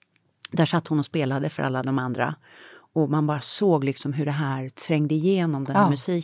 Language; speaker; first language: Swedish; native; Swedish